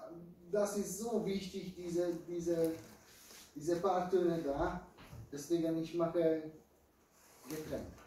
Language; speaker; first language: German; non-native, fluent; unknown